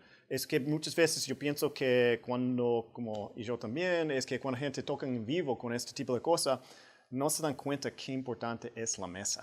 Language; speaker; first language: Spanish; non-native, fluent; English